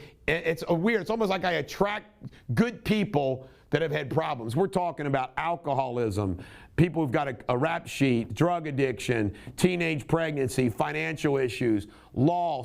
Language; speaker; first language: English; native; English